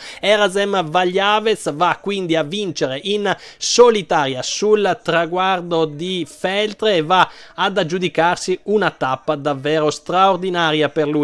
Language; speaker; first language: Italian; native; Italian